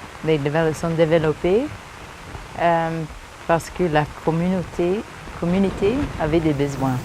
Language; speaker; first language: French; early bilingual, heritage; English